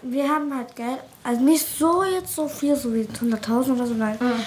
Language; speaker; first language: German; early bilingual, other home language; Arabic